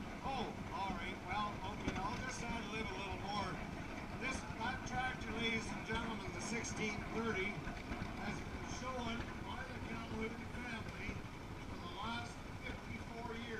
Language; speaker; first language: English; native; English